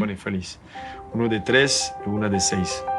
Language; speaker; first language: Spanish; non-native, learner; French